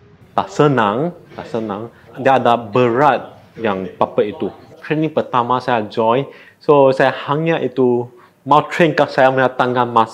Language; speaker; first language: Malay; non-native, local second language; Chinese